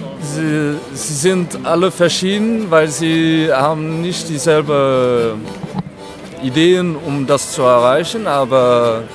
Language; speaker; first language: German; non-native, fluent; French